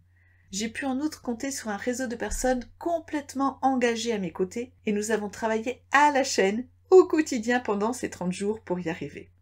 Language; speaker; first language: French; native; French